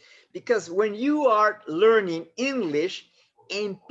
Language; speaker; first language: English; non-native, fluent; Spanish